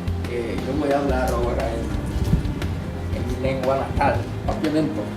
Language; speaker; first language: Spanish; non-native, learner; Papiamento